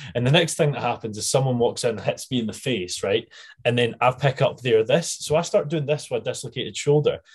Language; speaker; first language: English; native; English